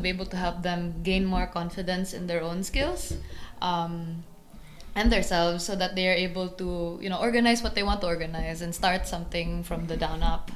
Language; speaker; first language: English; non-native, local second language; Cebuano